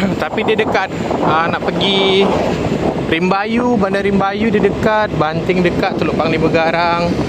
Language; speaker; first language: Malay; native; Malay